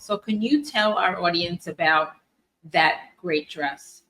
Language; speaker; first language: English; native; English